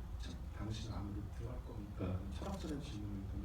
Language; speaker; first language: Korean; native; Korean